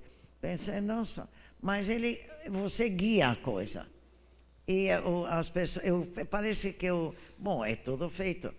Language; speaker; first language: Portuguese; non-native, fluent; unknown